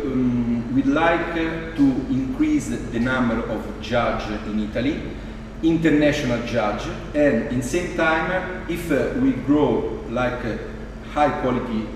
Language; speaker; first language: English; non-native, fluent; Italian